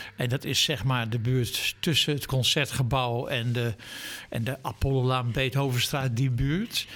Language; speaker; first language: Dutch; native; Dutch